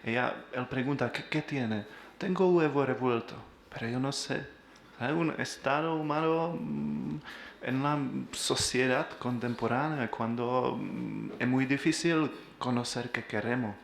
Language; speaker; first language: Spanish; non-native, learner; Czech